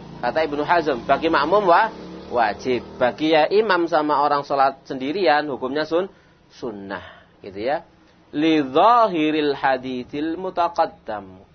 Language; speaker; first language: Indonesian; non-native, local second language; Javanese